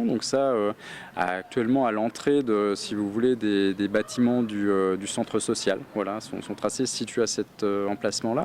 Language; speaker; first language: French; native; French